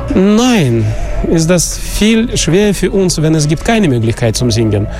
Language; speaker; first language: German; non-native, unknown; Russian